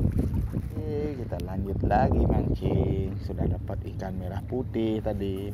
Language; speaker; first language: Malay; non-native, local second language; Balinese